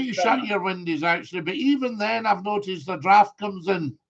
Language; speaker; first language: English; native; English